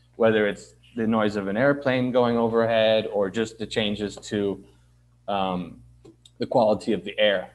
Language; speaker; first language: English; native; English